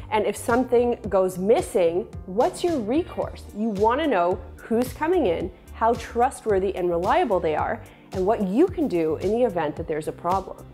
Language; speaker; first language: English; native; English